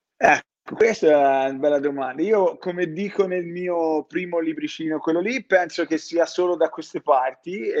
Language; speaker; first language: Italian; native; Italian